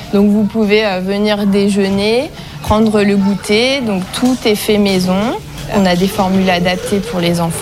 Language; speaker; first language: French; native; French